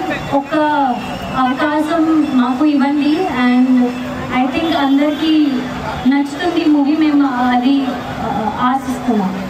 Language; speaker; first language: Telugu; non-native, local second language; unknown